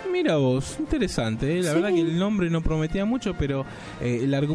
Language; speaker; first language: Spanish; native; Spanish